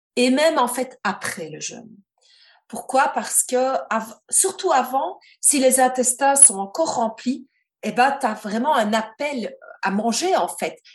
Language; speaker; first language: French; native; French